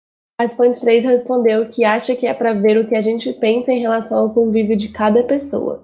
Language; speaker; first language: Portuguese; native; Portuguese